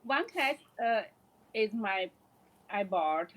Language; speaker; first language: English; non-native, learner; Chinese